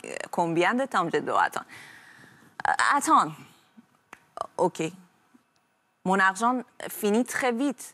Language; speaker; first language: French; non-native, learner; Persian